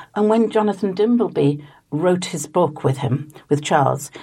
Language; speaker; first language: English; native; English